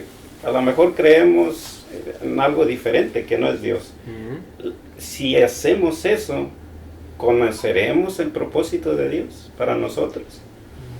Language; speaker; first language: Spanish; native; Spanish